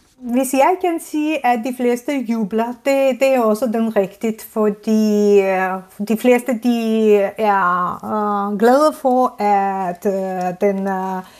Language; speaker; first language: Danish; non-native, fluent; Azerbaijani